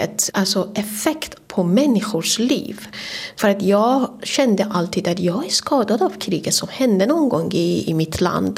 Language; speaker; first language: Swedish; non-native, fluent; Persian